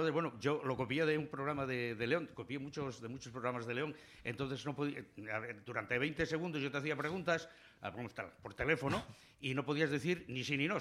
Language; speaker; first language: Spanish; native; Spanish